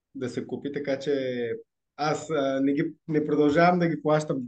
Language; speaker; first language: Bulgarian; native; Bulgarian